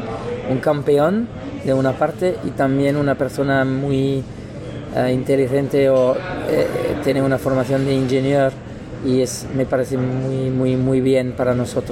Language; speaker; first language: Spanish; non-native, learner; French